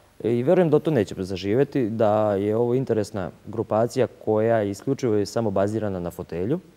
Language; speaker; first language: Serbian; native; Serbian